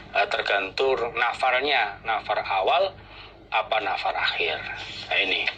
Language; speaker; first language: Indonesian; non-native, local second language; Javanese